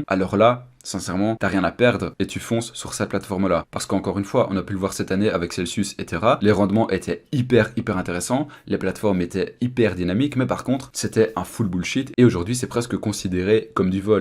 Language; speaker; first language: French; native; French